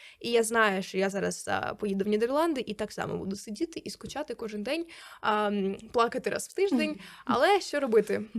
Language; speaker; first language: Ukrainian; native; Ukrainian